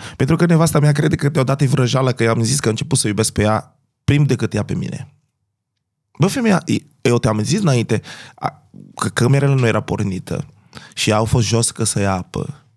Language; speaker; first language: Romanian; non-native, fluent; Portuguese